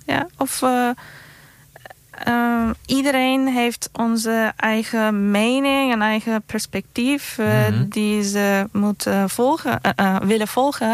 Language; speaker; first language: Dutch; non-native, fluent; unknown